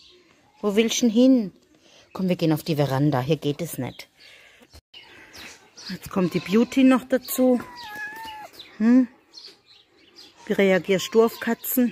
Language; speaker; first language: German; native; German